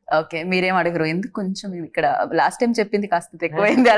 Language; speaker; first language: Telugu; native; Telugu